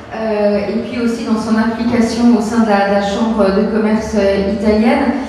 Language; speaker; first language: French; native; French